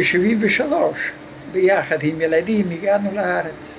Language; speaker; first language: Hebrew; non-native, fluent; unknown